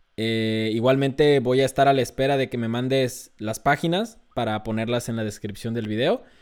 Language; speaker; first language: Spanish; native; Spanish